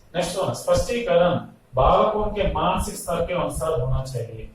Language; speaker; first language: Hindi; non-native, local second language; Telugu